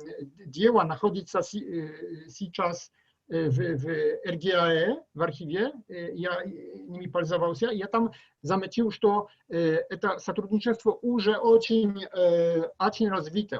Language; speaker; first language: Russian; non-native, learner; Polish